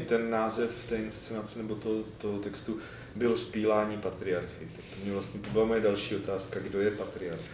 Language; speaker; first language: Czech; native; Czech